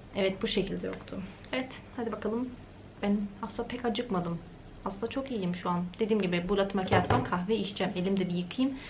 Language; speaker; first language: Turkish; early bilingual, heritage; Turkish